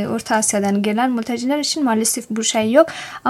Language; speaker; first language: Turkish; non-native, fluent; Persian